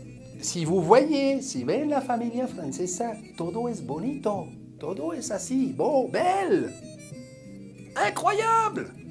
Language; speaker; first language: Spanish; non-native, fluent; French